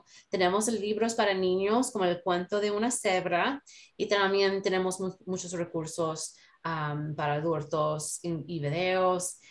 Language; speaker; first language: Spanish; non-native, learner; English